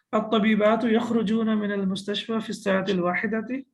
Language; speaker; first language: Arabic; non-native, fluent; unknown